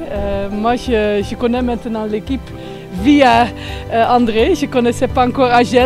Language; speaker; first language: French; non-native, fluent; Dutch